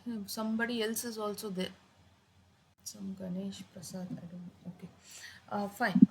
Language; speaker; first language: English; non-native, local second language; Tamil